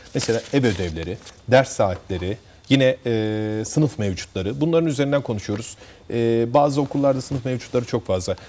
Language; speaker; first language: Turkish; native; Turkish